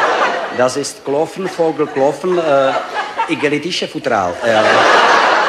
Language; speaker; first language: German; non-native, learner; Czech